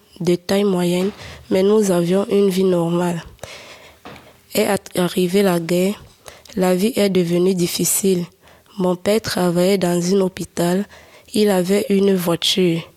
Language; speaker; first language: French; non-native, learner; Arabic